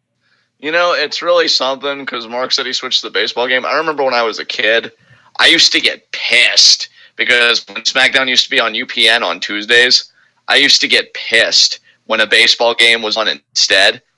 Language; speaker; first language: English; native; English